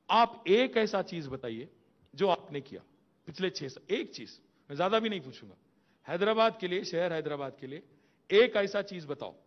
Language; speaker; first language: Hindi; non-native, local second language; Telugu